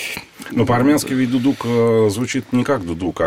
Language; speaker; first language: Russian; native; Russian